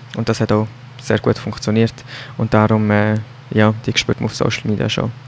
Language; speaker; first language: German; native; German